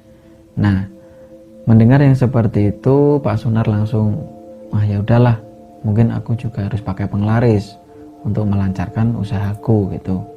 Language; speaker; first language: Indonesian; native; Indonesian